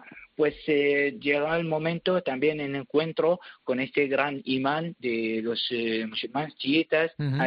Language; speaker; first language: Spanish; non-native, learner; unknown